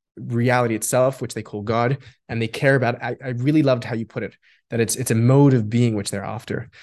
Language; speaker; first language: English; non-native, local second language; Yiddish